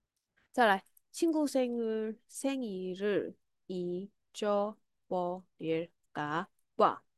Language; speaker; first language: Korean; non-native, fluent; Chinese